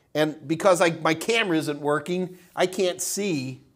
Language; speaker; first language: English; native; English